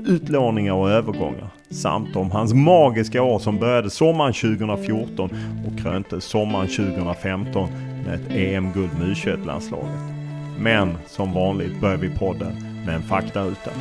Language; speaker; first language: Swedish; native; Swedish